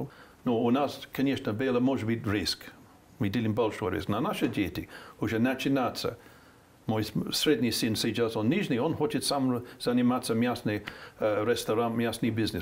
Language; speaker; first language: Russian; non-native, fluent; English